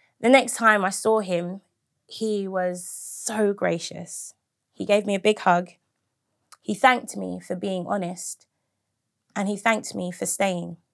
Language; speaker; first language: English; native; English